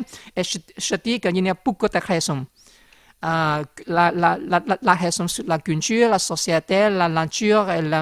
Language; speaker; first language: French; non-native, learner; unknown